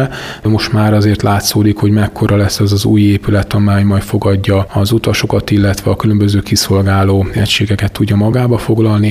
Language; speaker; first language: Hungarian; native; Hungarian